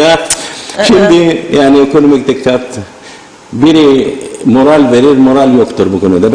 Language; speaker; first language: Turkish; non-native, learner; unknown